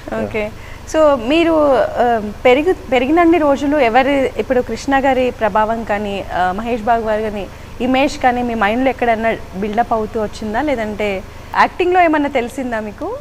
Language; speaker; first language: Telugu; native; Telugu